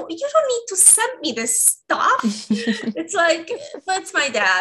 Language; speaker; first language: English; non-native, fluent; Swiss German